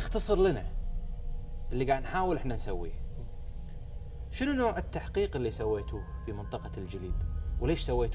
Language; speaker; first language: Arabic; native; Arabic